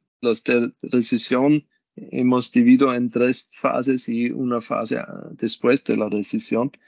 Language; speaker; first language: Spanish; non-native, learner; German